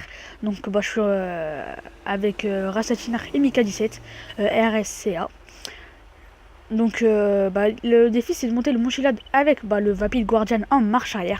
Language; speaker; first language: French; native; French